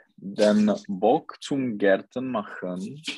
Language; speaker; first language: German; non-native, learner; Czech